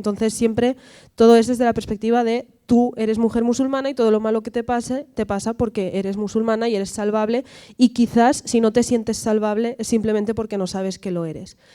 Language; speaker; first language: Spanish; native; Spanish